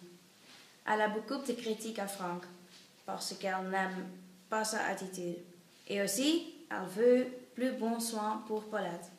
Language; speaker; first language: French; non-native, learner; Dutch